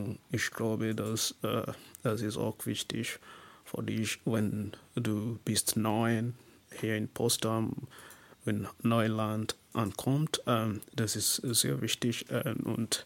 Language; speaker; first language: German; non-native, learner; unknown